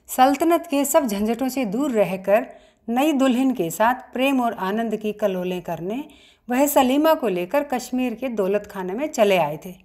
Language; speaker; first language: Hindi; native; Hindi